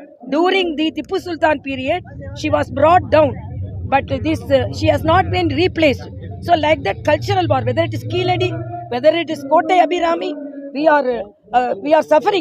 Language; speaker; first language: English; non-native, local second language; Tamil